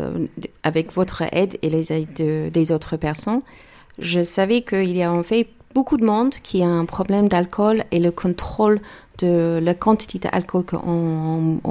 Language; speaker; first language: French; non-native, learner; English